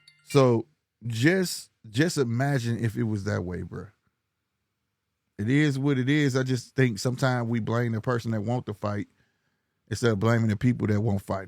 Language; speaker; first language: English; native; English